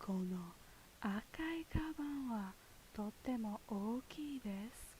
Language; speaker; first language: Japanese; non-native, learner; English